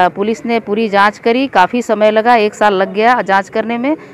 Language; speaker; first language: Hindi; native; Hindi